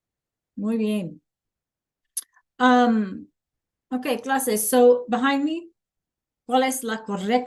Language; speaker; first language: Spanish; non-native, fluent; English